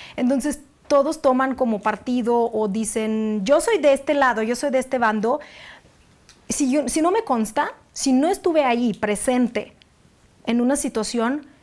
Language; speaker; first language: Spanish; non-native, fluent; Russian